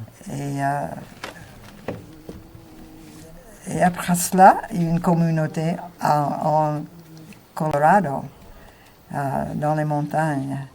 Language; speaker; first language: French; non-native, fluent; English